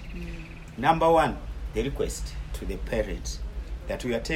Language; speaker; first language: English; non-native, local second language; Ganda